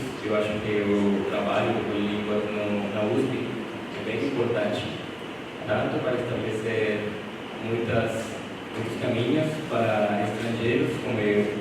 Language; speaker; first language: Portuguese; non-native, fluent; Spanish